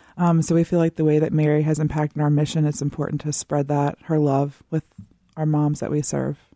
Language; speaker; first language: English; native; English